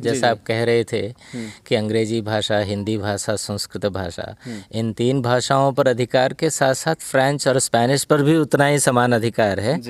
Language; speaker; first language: Hindi; native; Hindi